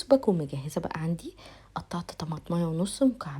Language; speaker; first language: Arabic; native; Arabic